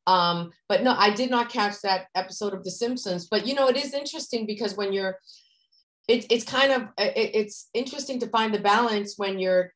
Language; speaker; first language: English; native; English